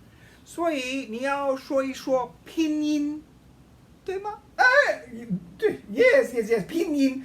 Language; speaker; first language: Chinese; non-native, fluent; English